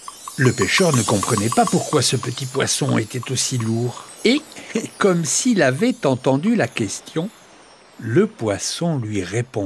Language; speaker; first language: French; native; French